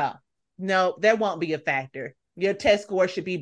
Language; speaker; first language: English; native; English